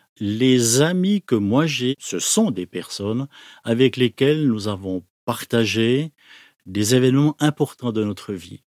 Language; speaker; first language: French; native; French